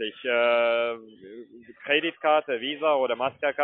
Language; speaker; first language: German; non-native, fluent; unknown